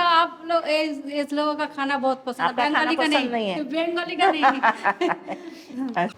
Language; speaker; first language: Hindi; non-native, local second language; Bangla